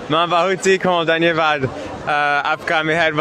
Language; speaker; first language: Hindi; non-native, learner; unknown